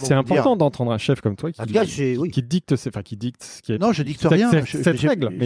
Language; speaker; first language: French; native; French